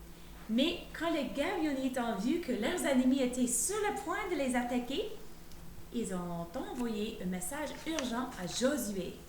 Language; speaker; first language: French; native; French